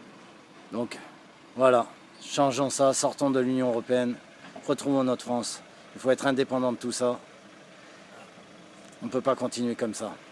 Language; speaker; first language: French; native; French